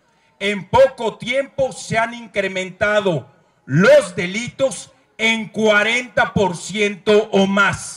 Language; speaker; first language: Spanish; native; Spanish